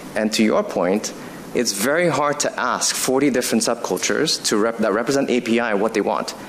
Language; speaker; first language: English; non-native, fluent; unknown